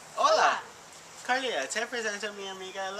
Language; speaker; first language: Spanish; non-native, learner; English